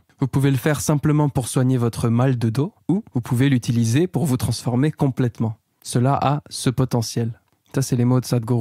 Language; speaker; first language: French; native; French